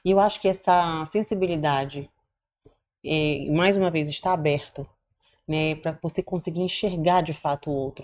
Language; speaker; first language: Portuguese; native; Portuguese